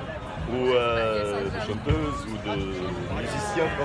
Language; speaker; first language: French; non-native, fluent; Portuguese